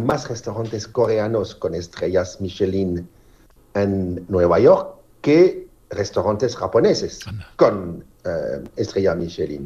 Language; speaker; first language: Spanish; non-native, fluent; French